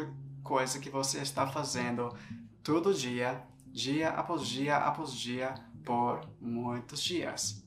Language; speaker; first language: Portuguese; non-native, fluent; English